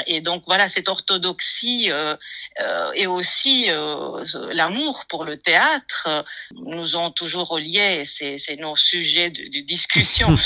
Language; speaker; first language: French; non-native, fluent; Romanian